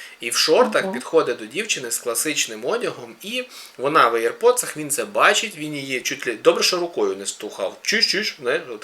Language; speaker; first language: Ukrainian; native; Ukrainian